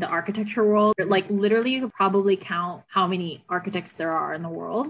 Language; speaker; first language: English; non-native, local second language; Filipino